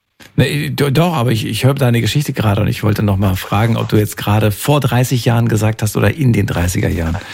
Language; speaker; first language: German; native; German